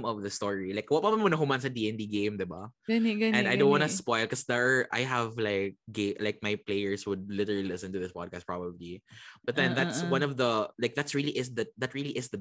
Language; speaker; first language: English; non-native, local second language; Cebuano